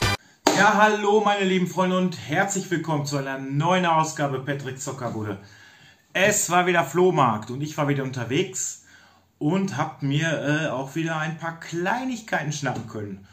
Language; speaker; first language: German; native; German